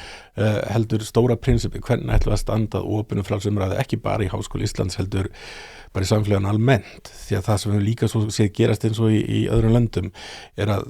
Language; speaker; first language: Icelandic; native; Icelandic